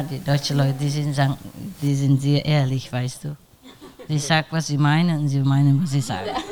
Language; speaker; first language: German; non-native, learner; Vietnamese